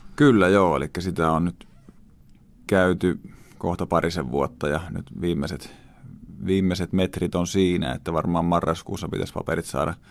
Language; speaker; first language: Finnish; native; Finnish